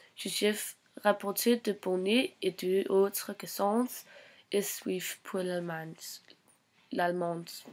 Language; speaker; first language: French; non-native, learner; Norwegian